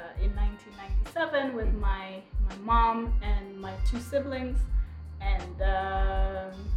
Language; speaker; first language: English; non-native, local second language; Kinyarwanda